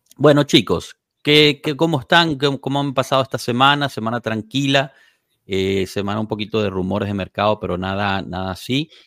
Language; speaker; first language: Spanish; native; Spanish